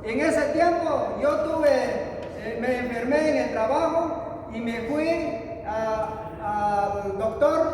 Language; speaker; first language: Spanish; non-native, local second language; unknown